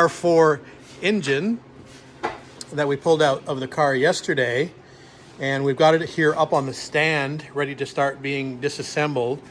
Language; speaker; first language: English; native; English